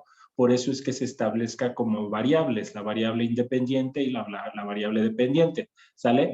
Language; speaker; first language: Spanish; native; Spanish